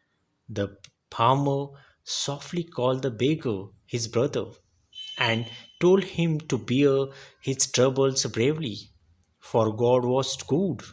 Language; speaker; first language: English; non-native, local second language; Marathi